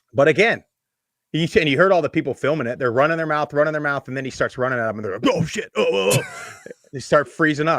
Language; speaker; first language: English; native; English